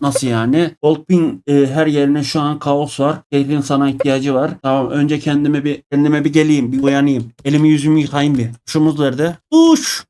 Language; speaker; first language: Turkish; native; Turkish